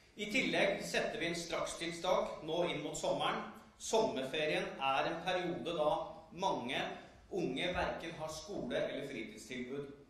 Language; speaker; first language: Norwegian; native; Norwegian